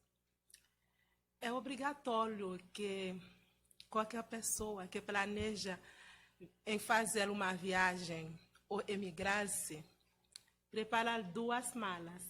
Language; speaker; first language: Portuguese; non-native, fluent; Haitian Creole